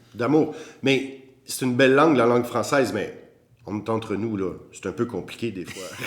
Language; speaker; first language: French; native; French